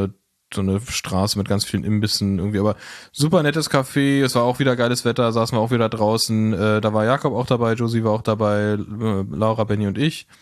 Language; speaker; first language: German; native; German